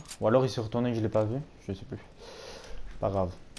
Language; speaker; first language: French; native; French